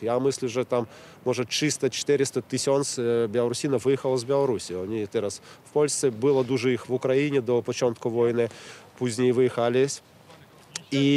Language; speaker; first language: Polish; non-native, learner; Belarusian